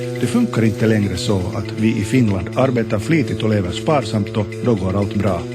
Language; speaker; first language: Swedish; native; Swedish